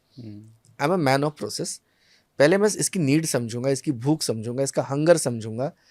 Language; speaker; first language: Hindi; native; Hindi